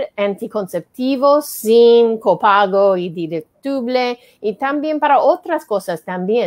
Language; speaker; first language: Spanish; non-native, learner; English